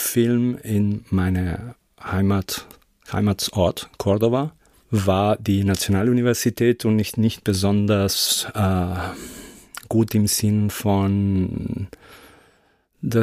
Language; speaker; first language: German; non-native, fluent; Spanish